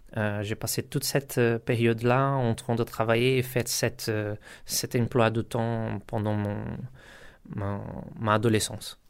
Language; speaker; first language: French; non-native, learner; Portuguese